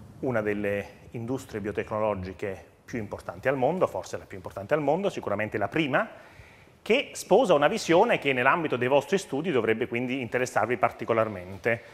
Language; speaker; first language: Italian; native; Italian